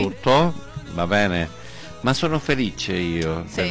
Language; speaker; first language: Italian; non-native, learner; Spanish